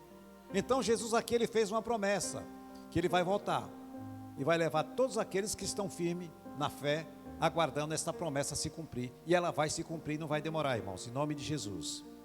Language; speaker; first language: Portuguese; native; Portuguese